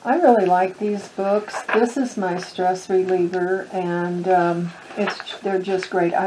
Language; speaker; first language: English; native; English